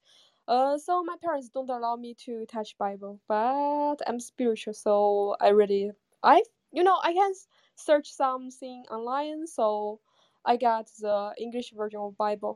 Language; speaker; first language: English; non-native, learner; Chinese